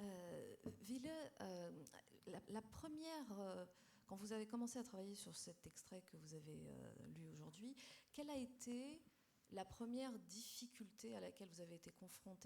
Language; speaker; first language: French; native; French